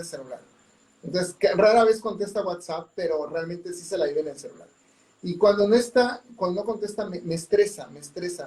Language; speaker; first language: Spanish; native; Spanish